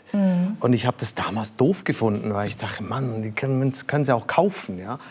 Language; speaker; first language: German; native; German